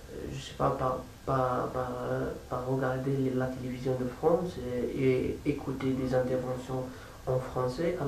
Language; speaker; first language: French; non-native, fluent; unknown